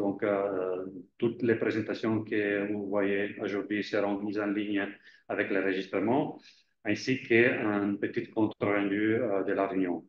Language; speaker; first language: French; non-native, fluent; Italian